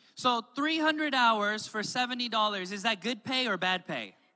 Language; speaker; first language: English; native; English